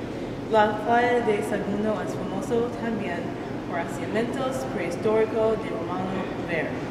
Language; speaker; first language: Spanish; non-native, learner; English